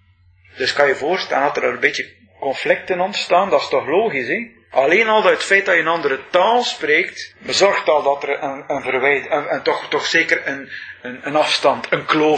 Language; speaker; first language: Dutch; native; Dutch